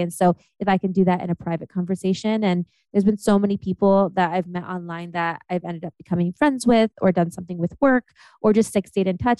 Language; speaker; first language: English; native; English